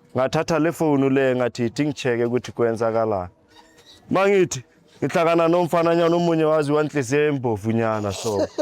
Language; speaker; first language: Zulu; native; Zulu